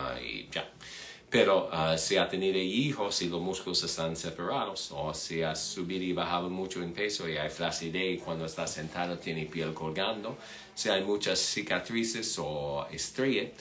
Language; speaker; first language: Spanish; non-native, fluent; English